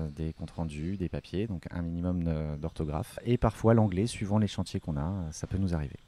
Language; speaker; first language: French; native; French